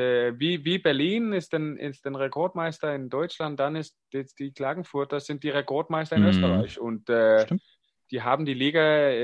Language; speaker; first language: German; non-native, fluent; Danish